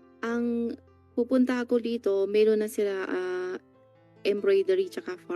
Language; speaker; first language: Filipino; non-native, learner; Chinese